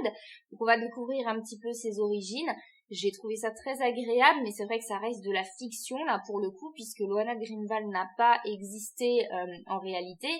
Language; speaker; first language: French; native; French